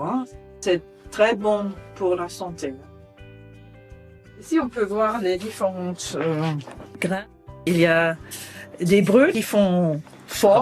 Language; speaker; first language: French; non-native, fluent; German